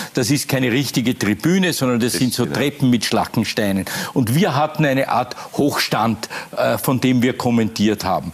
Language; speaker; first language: German; native; German